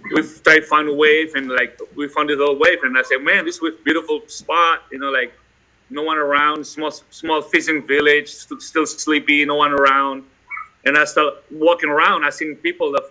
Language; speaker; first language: English; non-native, fluent; Indonesian